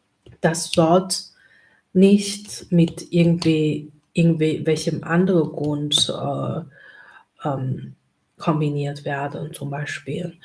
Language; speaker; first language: German; non-native, learner; Chinese